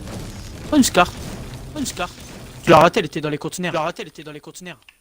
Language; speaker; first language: French; native; French